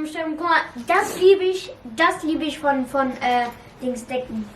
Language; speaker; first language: German; early bilingual, other home language; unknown